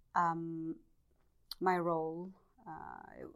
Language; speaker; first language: English; non-native, local second language; Cebuano